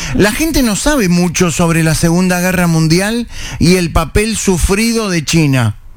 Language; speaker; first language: Spanish; native; Spanish